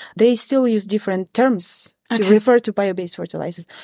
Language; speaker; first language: English; non-native, fluent; Kazakh